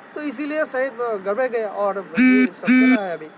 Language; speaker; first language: Hindi; non-native, local second language; Bangla